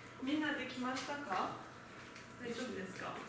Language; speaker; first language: Japanese; non-native, learner; French